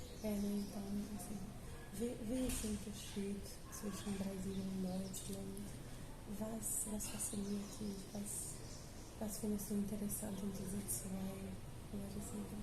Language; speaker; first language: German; non-native, fluent; Portuguese